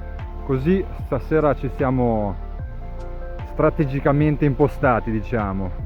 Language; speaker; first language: Italian; native; Italian